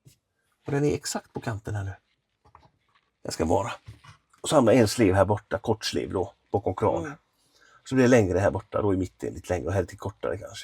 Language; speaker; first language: Swedish; native; Swedish